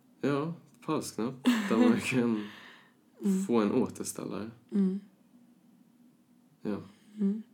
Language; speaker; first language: Swedish; early bilingual, other home language; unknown